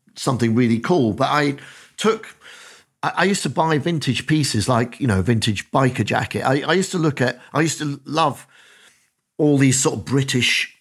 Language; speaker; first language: English; native; English